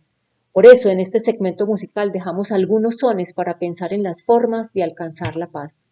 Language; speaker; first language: Spanish; native; Spanish